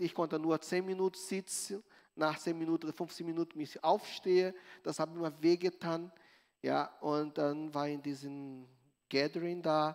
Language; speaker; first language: German; non-native, learner; Portuguese